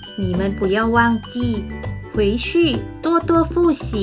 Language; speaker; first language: Chinese; non-native, fluent; Thai